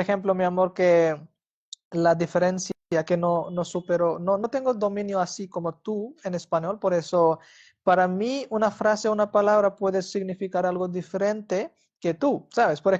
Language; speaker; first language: Spanish; non-native, fluent; Hindi